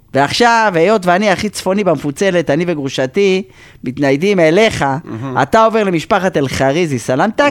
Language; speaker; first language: Hebrew; native; Hebrew